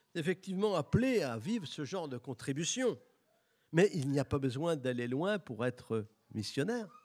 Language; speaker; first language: French; native; French